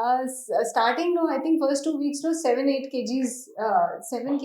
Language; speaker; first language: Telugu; non-native, learner; Hindi